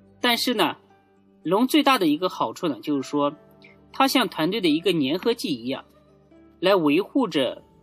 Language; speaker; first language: Chinese; native; Chinese